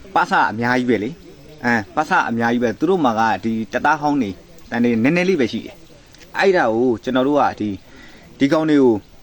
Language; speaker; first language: Burmese; native; Burmese